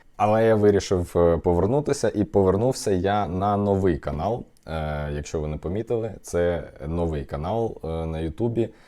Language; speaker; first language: Ukrainian; non-native, local second language; Russian